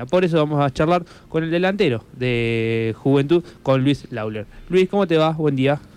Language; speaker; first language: Spanish; native; Spanish